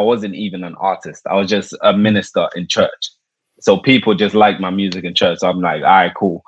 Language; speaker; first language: English; native; English